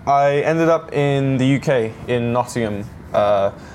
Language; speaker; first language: English; native; English